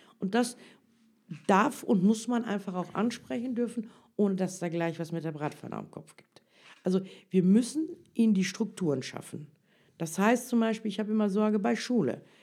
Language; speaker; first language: German; early bilingual, other home language; Turkish